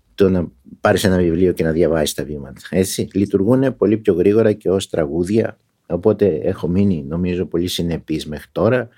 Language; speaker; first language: Greek; early bilingual, other home language; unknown